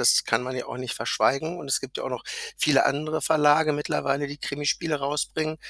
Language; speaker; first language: German; native; German